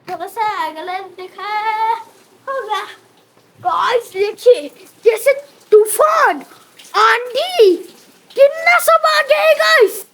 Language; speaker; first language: Hindi; non-native, local second language; Odia